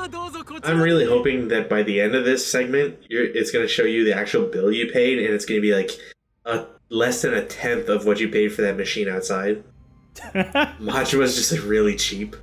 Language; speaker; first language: English; native; English